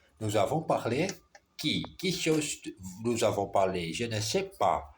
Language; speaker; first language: French; non-native, learner; Portuguese